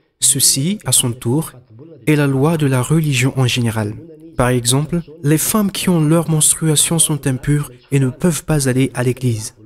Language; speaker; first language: French; non-native, local second language; Malagasy